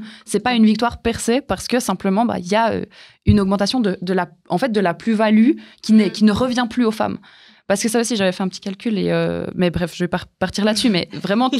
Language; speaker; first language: French; native; French